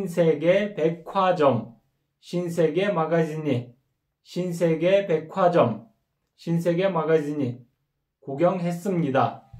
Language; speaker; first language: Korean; non-native, fluent; Kyrgyz